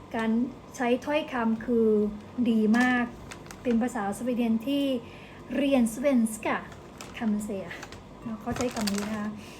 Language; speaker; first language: Thai; native; Thai